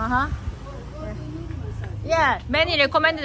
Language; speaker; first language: English; non-native, fluent; Korean